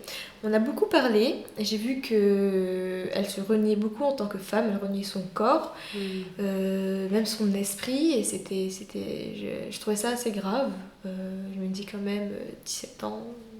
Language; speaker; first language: French; native; French